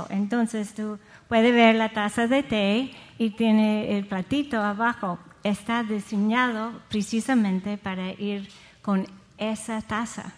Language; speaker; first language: Spanish; non-native, fluent; English